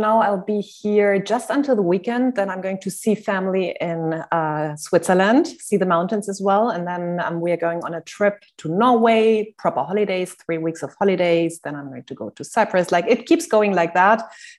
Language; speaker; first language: English; non-native, fluent; German